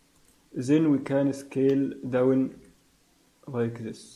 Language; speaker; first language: English; non-native, fluent; Arabic